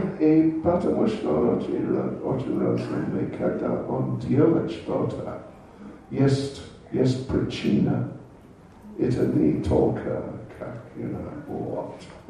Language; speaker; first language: Russian; non-native, learner; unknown